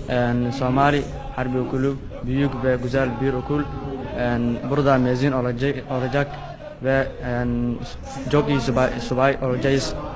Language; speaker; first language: Turkish; non-native, learner; Somali